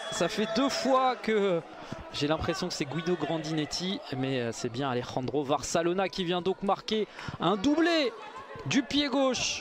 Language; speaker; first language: French; native; French